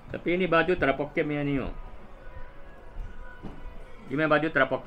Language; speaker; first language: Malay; non-native, local second language; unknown